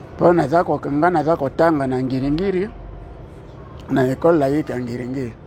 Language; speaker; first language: Lingala; non-native, local second language; Kongo